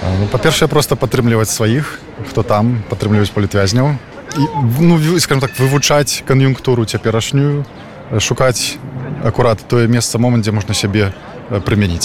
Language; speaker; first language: Belarusian; non-native, local second language; Russian